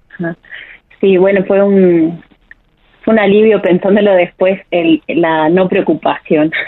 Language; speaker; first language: Spanish; native; Spanish